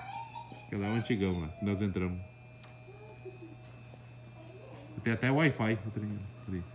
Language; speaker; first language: Portuguese; native; Portuguese